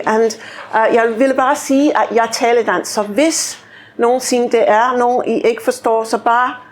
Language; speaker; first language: Danish; non-native, fluent; English